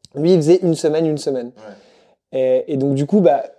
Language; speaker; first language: French; native; French